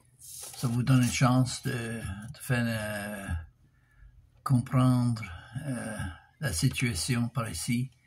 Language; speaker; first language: French; non-native, local second language; English